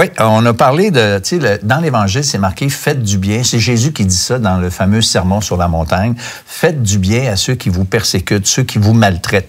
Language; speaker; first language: French; native; French